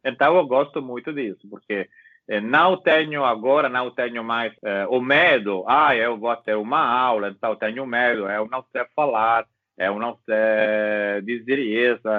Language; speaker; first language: Portuguese; non-native, learner; Italian